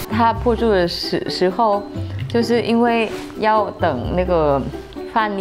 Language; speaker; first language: Chinese; non-native, fluent; Vietnamese